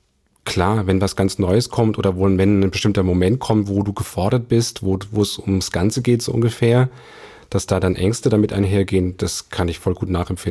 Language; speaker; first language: German; native; German